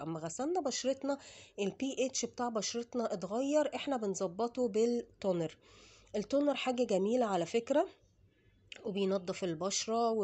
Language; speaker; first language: Arabic; native; Arabic